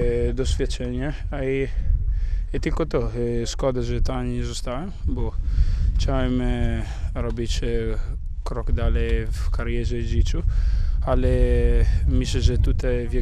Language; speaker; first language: Polish; non-native, fluent; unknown